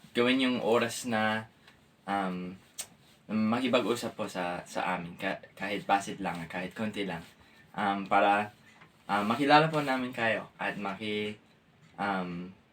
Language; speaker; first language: Filipino; non-native, fluent; English